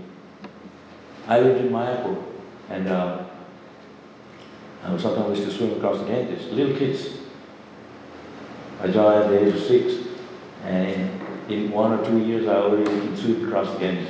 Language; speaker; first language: English; non-native, local second language; Bangla